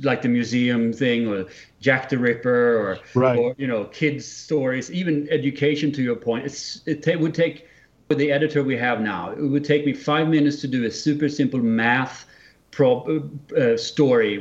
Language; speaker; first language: English; non-native, fluent; Swedish